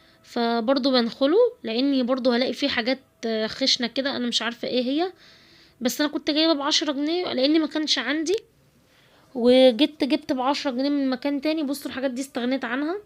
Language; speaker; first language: Arabic; native; Arabic